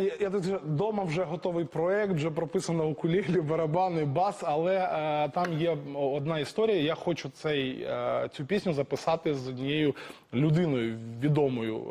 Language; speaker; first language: Ukrainian; non-native, local second language; Russian